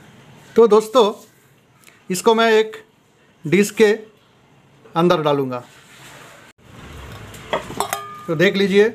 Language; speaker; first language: Hindi; non-native, local second language; Bangla